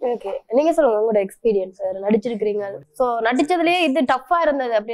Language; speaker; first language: Tamil; native; Tamil